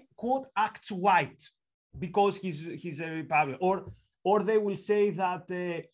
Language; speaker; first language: English; non-native, fluent; Greek